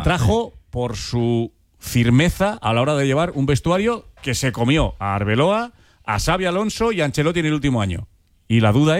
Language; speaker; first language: Spanish; native; Spanish